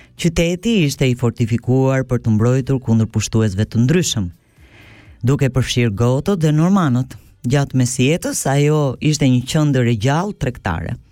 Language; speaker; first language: Albanian; early bilingual, heritage; Albanian